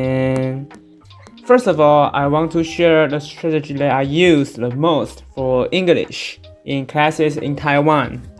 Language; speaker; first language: English; non-native, fluent; Chinese